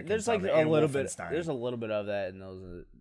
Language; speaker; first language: English; native; English